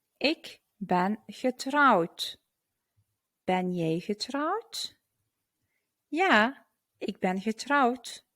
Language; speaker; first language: Dutch; non-native, fluent; Turkish